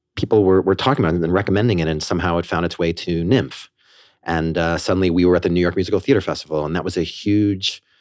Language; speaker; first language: English; native; English